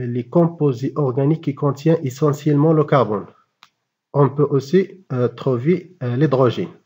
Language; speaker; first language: French; non-native, local second language; Arabic